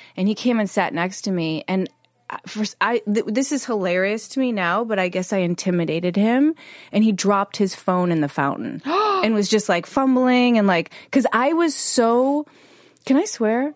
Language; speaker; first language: English; native; English